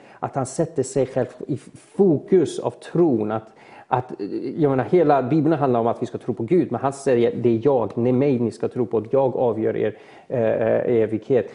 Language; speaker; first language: Swedish; early bilingual, other home language; Persian